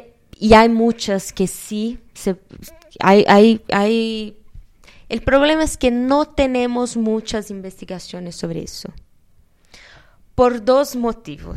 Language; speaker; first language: Spanish; non-native, fluent; Portuguese